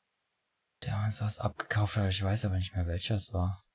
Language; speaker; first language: German; native; German